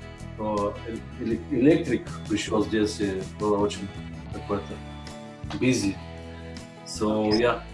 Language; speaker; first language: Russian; non-native, learner; Bulgarian